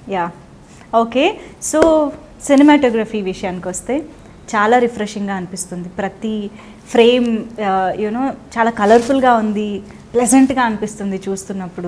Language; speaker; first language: Telugu; native; Telugu